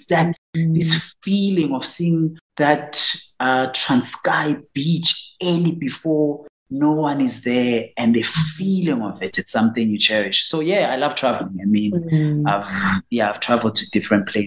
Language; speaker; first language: English; non-native, local second language; Xhosa